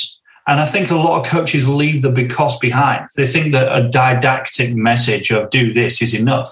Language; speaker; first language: English; native; English